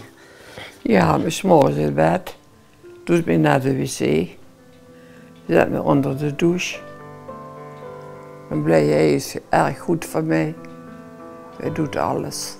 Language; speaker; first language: Dutch; non-native, local second language; Limburgish